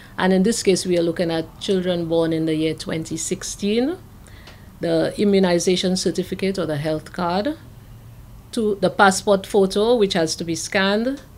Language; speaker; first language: English; native; English